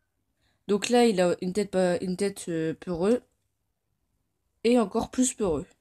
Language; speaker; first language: French; native; French